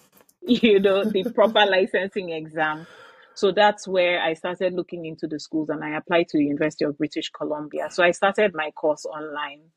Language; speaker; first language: English; non-native, local second language; Igbo